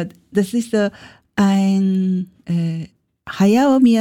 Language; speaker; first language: German; non-native, learner; Japanese